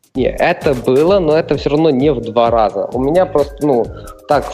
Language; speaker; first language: Russian; non-native, local second language; Ukrainian